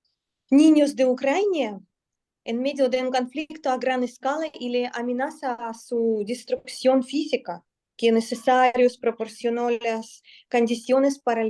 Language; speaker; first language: Spanish; non-native, learner; Russian